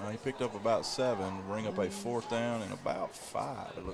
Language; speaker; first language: English; native; English